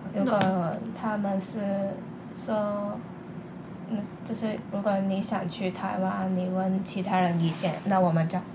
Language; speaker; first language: Chinese; non-native, fluent; Cantonese